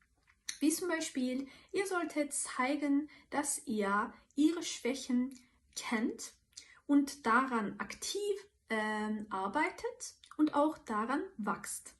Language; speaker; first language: German; non-native, fluent; Turkish